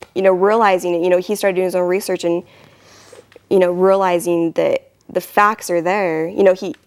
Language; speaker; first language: English; native; English